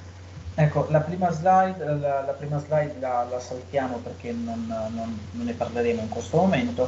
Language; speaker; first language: Italian; native; Italian